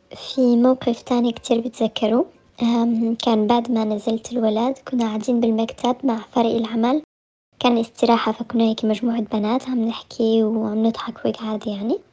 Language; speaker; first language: Arabic; early bilingual, heritage; French